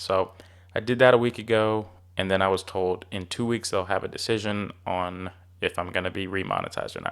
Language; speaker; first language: English; native; English